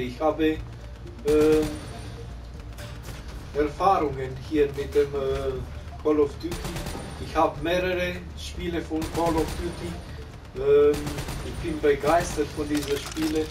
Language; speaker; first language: German; non-native, learner; Romanian